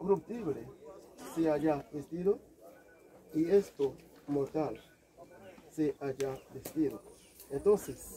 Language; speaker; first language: Spanish; non-native, learner; Haitian Creole